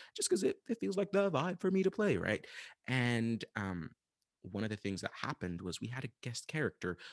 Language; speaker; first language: English; non-native, fluent; Arabic